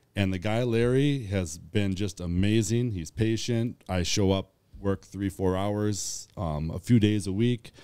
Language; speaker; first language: English; native; English